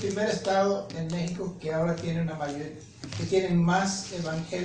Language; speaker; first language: Spanish; native; Spanish